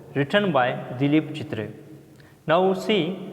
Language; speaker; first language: English; non-native, local second language; Marathi